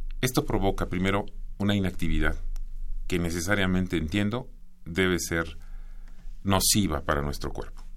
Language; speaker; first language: Spanish; native; Spanish